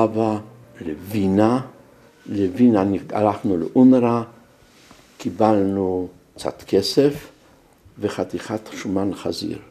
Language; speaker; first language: Hebrew; non-native, fluent; Polish